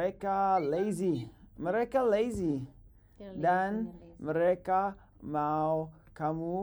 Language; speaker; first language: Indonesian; non-native, learner; English